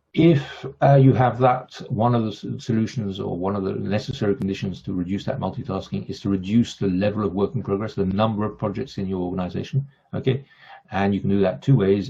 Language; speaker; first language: English; non-native, fluent; French